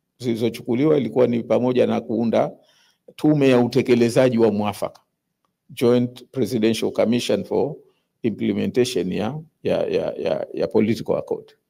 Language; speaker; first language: Swahili; native; Swahili